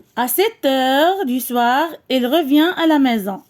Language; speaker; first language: French; non-native, local second language; Arabic